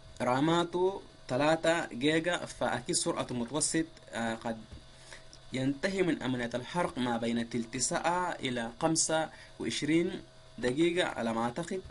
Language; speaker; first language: Arabic; native; Arabic